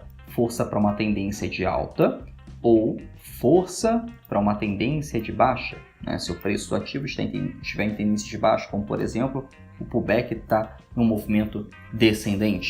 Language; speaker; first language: Portuguese; native; Portuguese